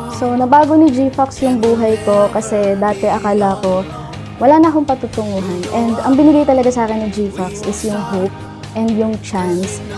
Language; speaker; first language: Filipino; native; Filipino